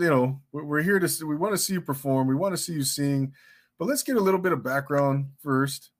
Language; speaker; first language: English; early bilingual, other home language; Spanish